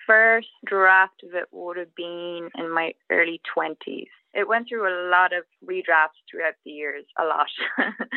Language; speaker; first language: English; native; English